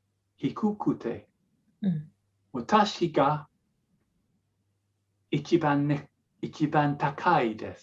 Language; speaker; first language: Japanese; non-native, learner; English